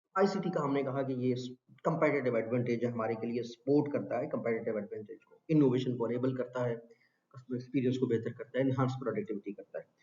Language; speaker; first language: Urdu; non-native, local second language; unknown